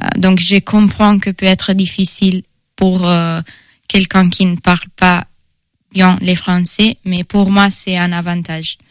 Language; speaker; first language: French; non-native, fluent; Italian